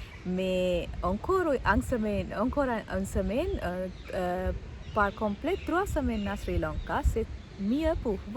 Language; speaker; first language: French; non-native, learner; Sinhala